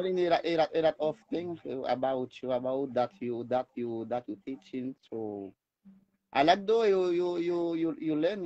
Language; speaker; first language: English; non-native, learner; Haitian Creole